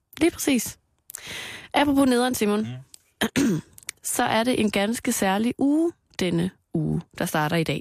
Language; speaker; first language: Danish; native; Danish